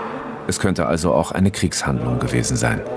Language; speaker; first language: German; native; German